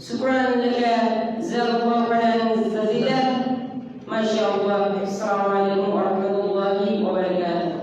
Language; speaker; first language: Arabic; non-native, learner; Bangla